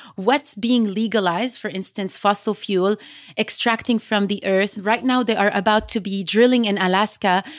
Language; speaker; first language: English; early bilingual, other home language; Arabic